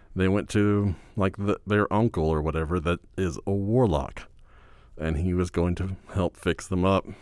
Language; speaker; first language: English; native; English